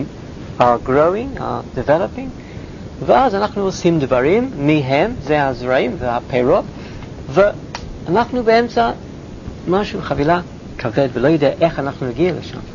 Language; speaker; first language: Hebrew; non-native, fluent; English